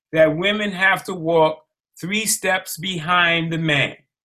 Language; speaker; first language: English; native; English